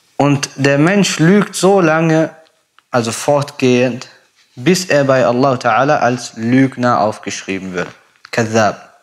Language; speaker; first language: German; non-native, fluent; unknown